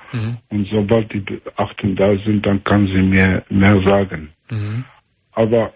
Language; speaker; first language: German; early bilingual, other home language; Albanian